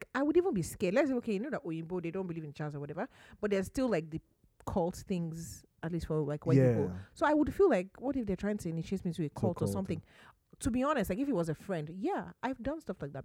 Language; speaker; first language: English; non-native, local second language; Yoruba